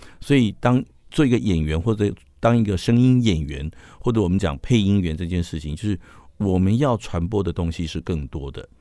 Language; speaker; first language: Chinese; native; Chinese